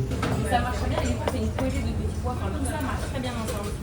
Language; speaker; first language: French; native; French